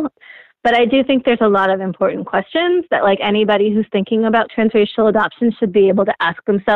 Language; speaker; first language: English; native; English